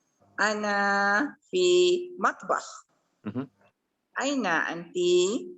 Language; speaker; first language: Arabic; non-native, learner; Malay